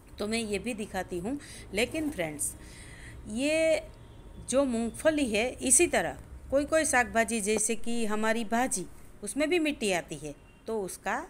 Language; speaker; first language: Hindi; non-native, local second language; Gujarati